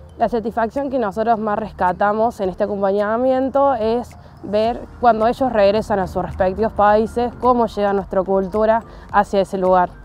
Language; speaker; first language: Spanish; native; Spanish